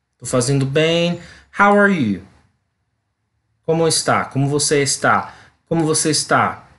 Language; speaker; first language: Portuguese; non-native, learner; English